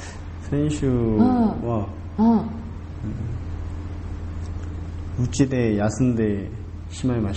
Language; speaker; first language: Japanese; non-native, learner; Korean